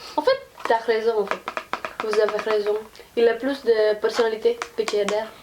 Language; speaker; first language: French; non-native, learner; Indonesian